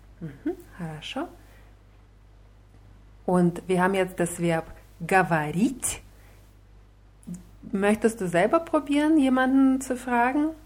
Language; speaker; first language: German; non-native, fluent; Russian